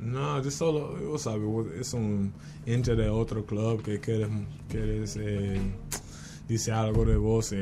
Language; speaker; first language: Spanish; non-native, learner; English